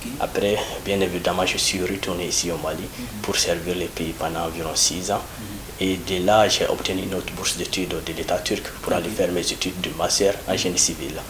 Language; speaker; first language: French; non-native, local second language; Bambara